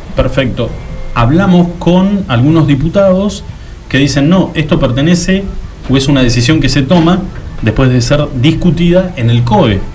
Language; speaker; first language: Spanish; native; Spanish